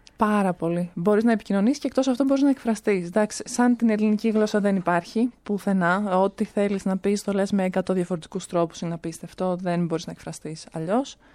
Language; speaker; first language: Greek; early bilingual, other home language; Romanian